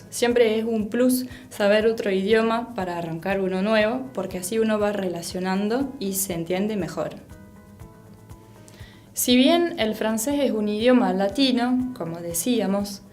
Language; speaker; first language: Spanish; non-native, fluent; French